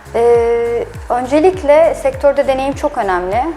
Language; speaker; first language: Turkish; native; Turkish